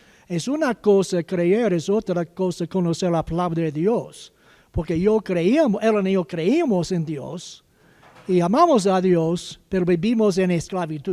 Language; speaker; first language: Spanish; non-native, learner; English